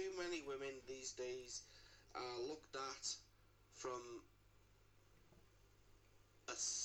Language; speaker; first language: English; native; English